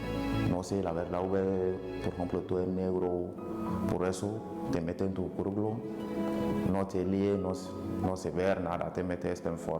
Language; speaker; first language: Spanish; non-native, learner; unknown